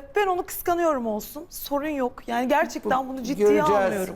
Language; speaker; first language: Turkish; native; Turkish